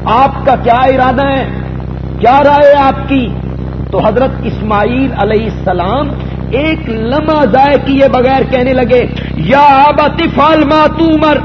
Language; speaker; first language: Urdu; non-native, local second language; Punjabi